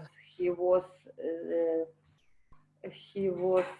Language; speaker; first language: English; non-native, learner; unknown